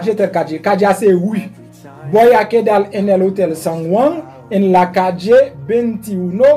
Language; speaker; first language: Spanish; non-native, learner; Haitian Creole